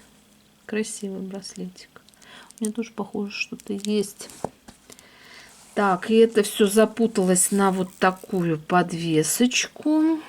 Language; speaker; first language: Russian; native; Russian